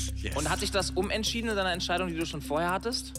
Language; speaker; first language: German; native; German